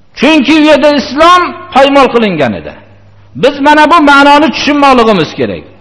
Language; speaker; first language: Uzbek; native; Uzbek